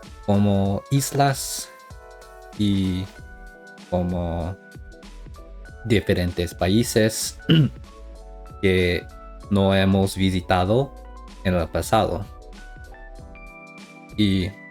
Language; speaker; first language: Spanish; non-native, learner; English